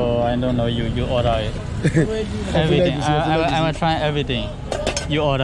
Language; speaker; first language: English; non-native, learner; Burmese